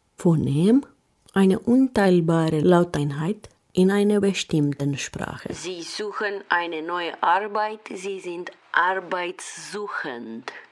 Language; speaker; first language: German; non-native, fluent; Romanian